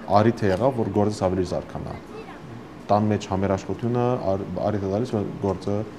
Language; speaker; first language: Armenian; early bilingual, heritage; Armenian